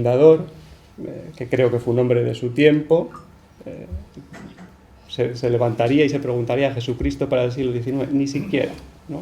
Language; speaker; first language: Spanish; native; Spanish